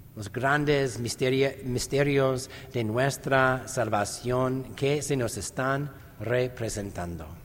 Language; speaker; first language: Spanish; non-native, fluent; English